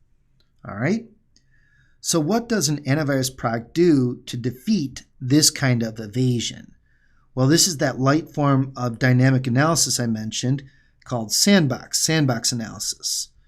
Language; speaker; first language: English; native; English